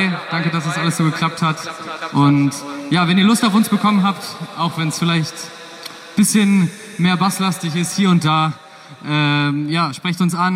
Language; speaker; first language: German; native; German